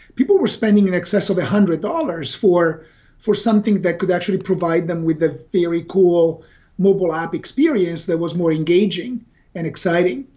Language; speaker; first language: English; non-native, fluent; Italian